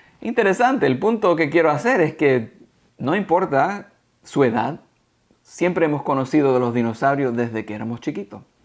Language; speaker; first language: Spanish; early bilingual, heritage; Spanish